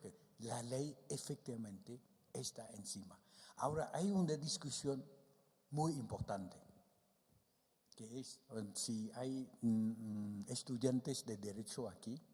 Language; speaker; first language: Spanish; non-native, fluent; Vietnamese